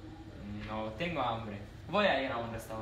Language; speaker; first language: Spanish; non-native, learner; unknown